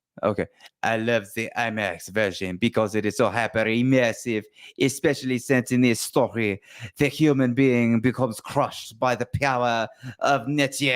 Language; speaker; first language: English; native; English